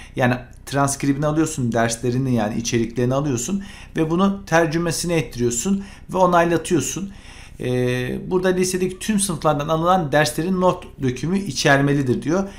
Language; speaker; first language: Turkish; native; Turkish